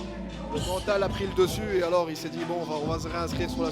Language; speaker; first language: French; native; French